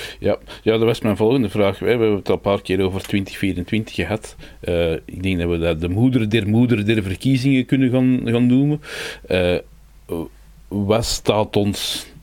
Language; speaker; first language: Dutch; native; Dutch